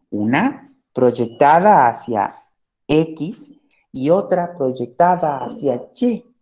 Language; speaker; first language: Spanish; native; Spanish